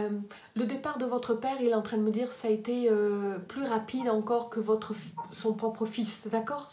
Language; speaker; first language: French; native; French